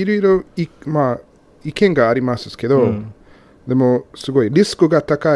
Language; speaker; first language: Japanese; non-native, learner; English